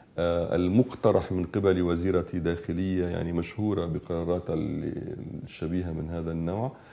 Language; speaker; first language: Arabic; native; Arabic